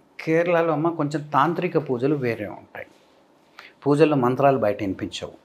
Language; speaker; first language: Telugu; non-native, fluent; Malayalam